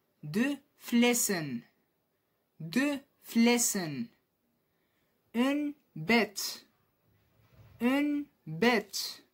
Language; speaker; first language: Dutch; non-native, fluent; Arabic